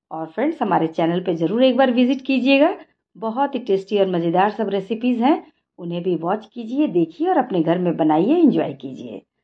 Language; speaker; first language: Hindi; native; Hindi